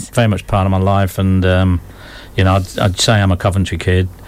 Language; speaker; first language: English; native; English